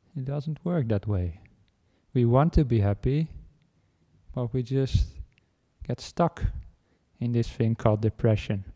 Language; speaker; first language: English; non-native, fluent; Dutch